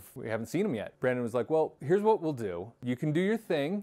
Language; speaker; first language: English; native; English